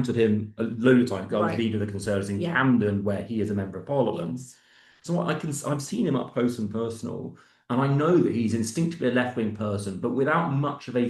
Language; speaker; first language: English; native; English